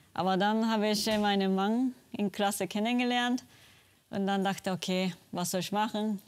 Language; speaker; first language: German; non-native, learner; Japanese